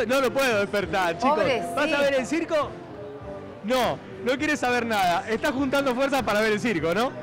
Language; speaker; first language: Spanish; native; Spanish